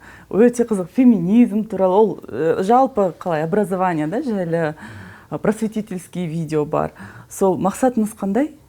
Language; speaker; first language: Kazakh; non-native, learner; Russian